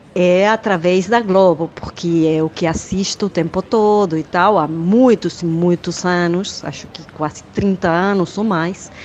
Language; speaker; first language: Portuguese; non-native, fluent; Spanish